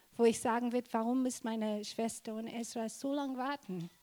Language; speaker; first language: German; non-native, fluent; English